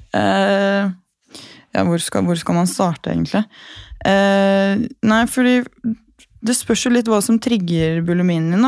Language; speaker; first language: Norwegian; native; Norwegian